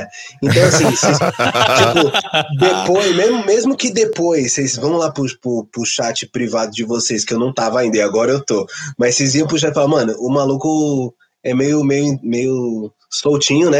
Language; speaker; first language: Portuguese; native; Portuguese